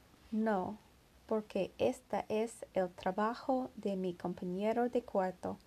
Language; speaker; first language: Spanish; non-native, learner; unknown